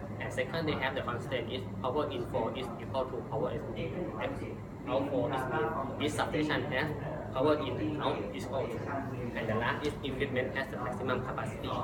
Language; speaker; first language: English; non-native, learner; Thai